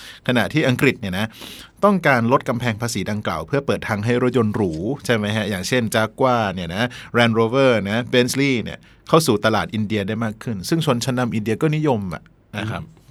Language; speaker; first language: Thai; native; Thai